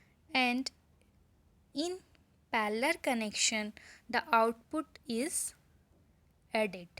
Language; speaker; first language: English; non-native, local second language; Hindi